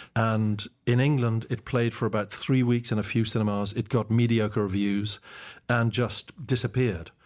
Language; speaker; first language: English; native; English